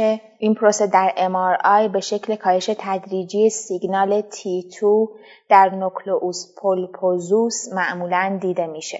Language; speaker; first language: Persian; native; Persian